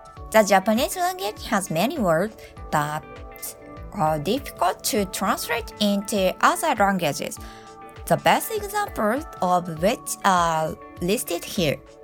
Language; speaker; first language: English; non-native, learner; Japanese